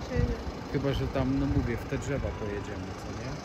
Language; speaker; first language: Polish; native; Polish